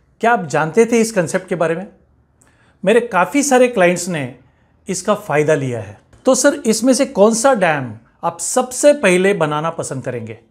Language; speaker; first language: Hindi; non-native, local second language; Marathi